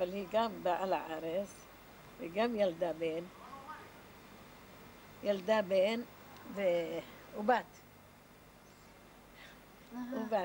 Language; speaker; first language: Hebrew; non-native, fluent; Arabic